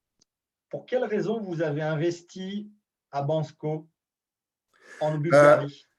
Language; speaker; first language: French; native; French